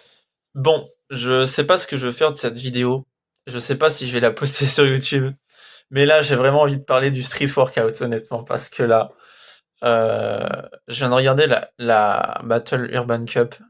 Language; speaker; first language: French; native; French